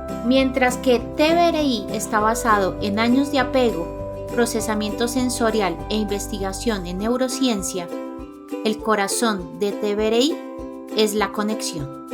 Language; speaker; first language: Spanish; native; Spanish